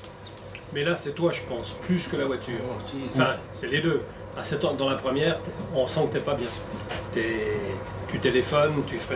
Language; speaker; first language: French; native; French